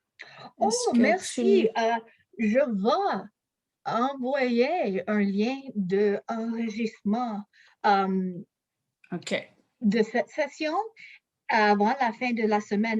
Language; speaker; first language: French; non-native, local second language; English